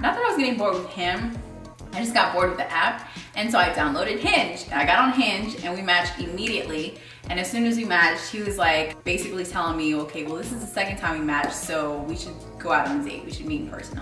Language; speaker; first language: English; early bilingual, other home language; Spanish